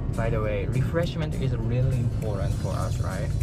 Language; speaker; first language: English; non-native, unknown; Japanese